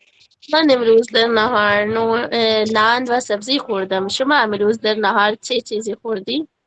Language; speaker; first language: Persian; non-native, learner; Urdu